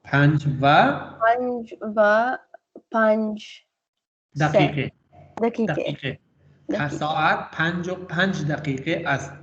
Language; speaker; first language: Persian; non-native, fluent; Urdu